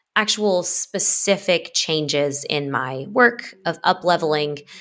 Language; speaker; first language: English; native; English